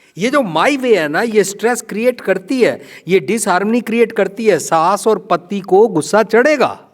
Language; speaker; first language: Hindi; non-native, local second language; Punjabi